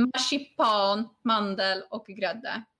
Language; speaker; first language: Swedish; non-native, fluent; Polish